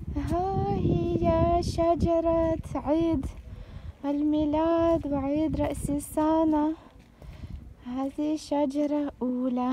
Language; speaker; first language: Arabic; non-native, fluent; Ukrainian